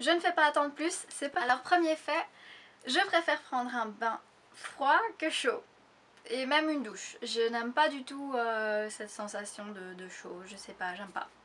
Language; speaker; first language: French; native; French